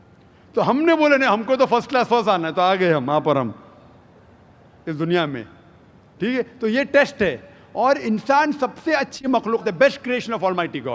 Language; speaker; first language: Hindi; native; Hindi